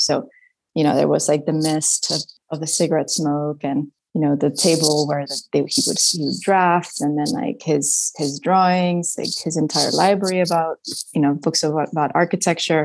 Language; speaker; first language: English; non-native, fluent; Spanish